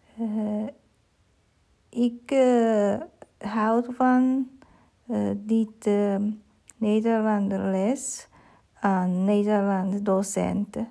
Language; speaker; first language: Dutch; non-native, learner; German